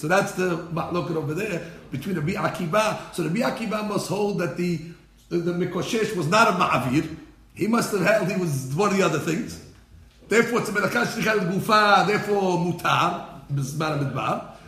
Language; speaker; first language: English; native; English